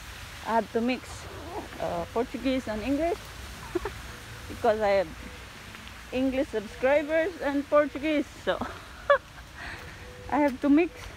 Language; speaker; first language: English; non-native, local second language; Filipino